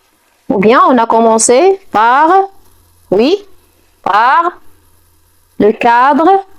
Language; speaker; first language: French; non-native, fluent; Arabic